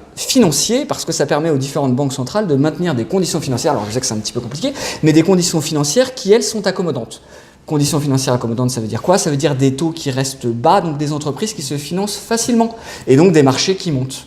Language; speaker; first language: French; native; French